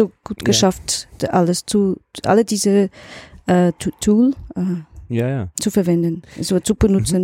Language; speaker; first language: German; non-native, learner; Portuguese